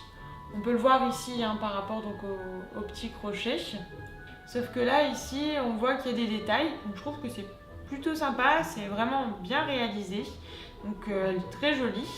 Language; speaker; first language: French; native; French